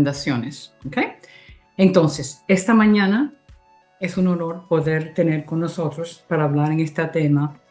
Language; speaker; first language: Spanish; early bilingual, heritage; English